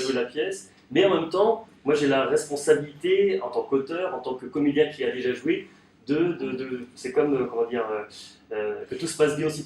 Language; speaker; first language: French; native; French